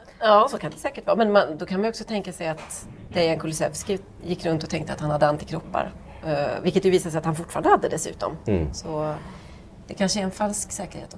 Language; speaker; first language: Swedish; native; Swedish